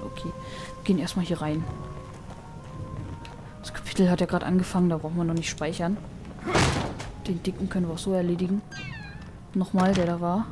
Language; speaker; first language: German; native; German